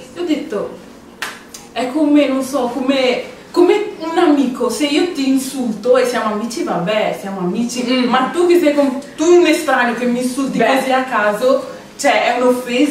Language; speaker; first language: Italian; early bilingual, other home language; English